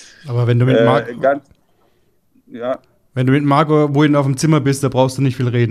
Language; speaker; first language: German; native; German